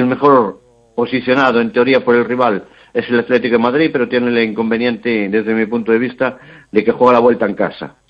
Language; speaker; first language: Spanish; native; Spanish